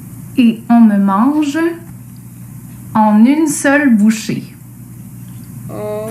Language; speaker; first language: French; native; French